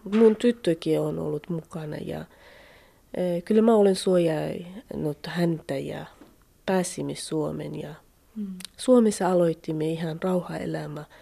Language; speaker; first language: Finnish; non-native, learner; Central Kurdish